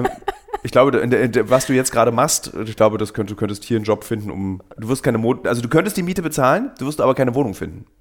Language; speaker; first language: German; native; German